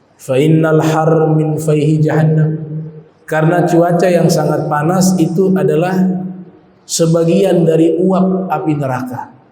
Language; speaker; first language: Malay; native; Malay